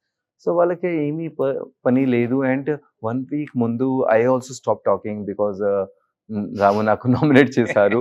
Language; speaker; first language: Telugu; non-native, local second language; Hindi